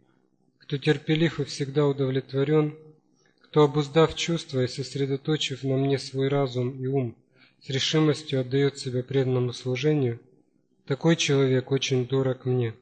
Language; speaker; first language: Russian; native; Russian